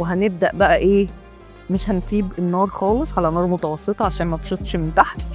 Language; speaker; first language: Arabic; native; Arabic